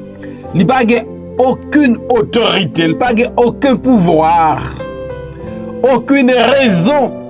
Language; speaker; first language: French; non-native, local second language; Haitian Creole